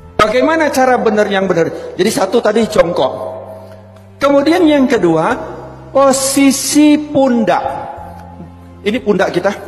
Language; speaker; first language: Indonesian; native; Indonesian